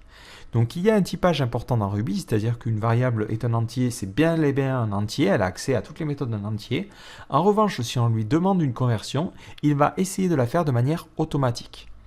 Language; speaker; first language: French; native; French